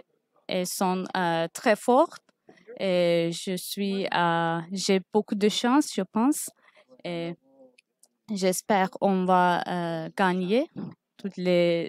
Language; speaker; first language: French; non-native, learner; Turkish